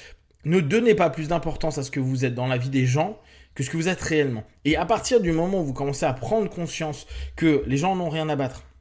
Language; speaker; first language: French; native; French